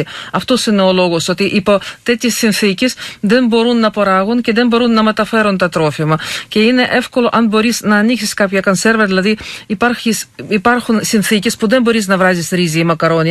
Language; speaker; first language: Greek; non-native, fluent; Ukrainian